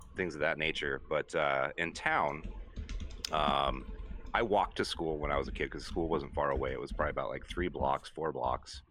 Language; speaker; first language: English; native; English